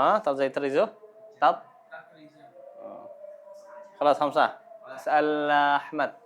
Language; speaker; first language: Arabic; non-native, fluent; Indonesian